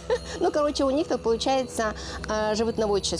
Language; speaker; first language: Russian; native; Russian